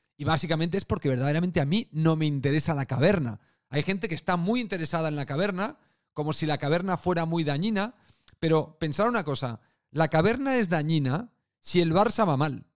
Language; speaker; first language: Spanish; native; Spanish